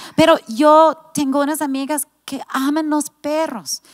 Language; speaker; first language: Spanish; non-native, fluent; English